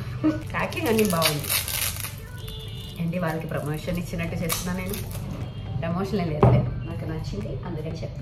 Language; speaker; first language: Telugu; non-native, local second language; Malayalam